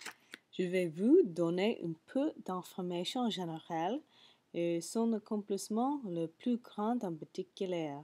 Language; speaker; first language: French; non-native, learner; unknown